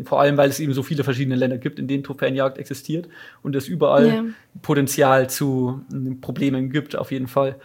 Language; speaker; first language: German; native; German